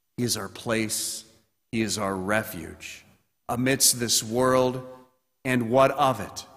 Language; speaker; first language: English; native; English